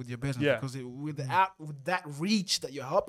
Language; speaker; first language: English; early bilingual, other home language; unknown